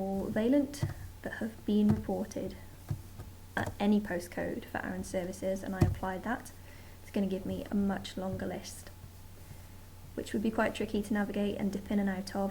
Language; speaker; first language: English; native; English